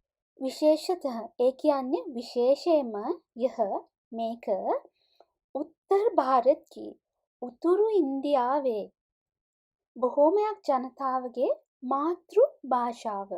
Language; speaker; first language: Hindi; non-native, fluent; Sinhala